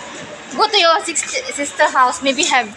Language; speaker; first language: English; non-native, local second language; Filipino